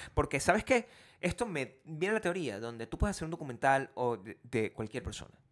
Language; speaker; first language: Spanish; native; Spanish